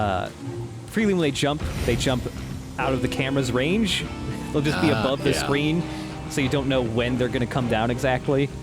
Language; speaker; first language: English; native; English